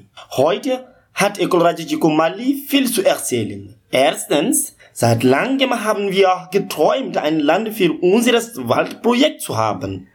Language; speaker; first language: German; non-native, learner; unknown